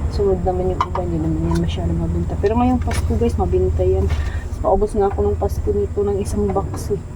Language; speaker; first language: Filipino; non-native, local second language; Waray